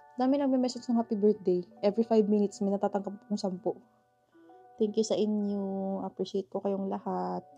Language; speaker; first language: Filipino; native; Filipino